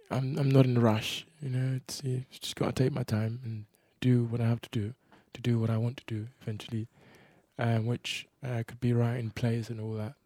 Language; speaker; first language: English; native; English